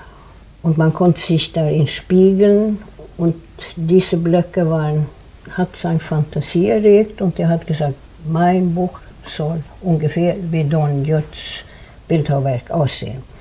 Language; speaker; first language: German; non-native, fluent; Swedish